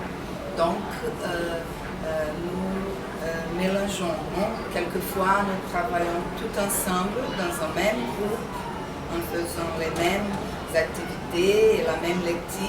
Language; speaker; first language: French; non-native, fluent; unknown